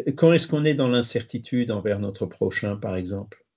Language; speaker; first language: French; native; French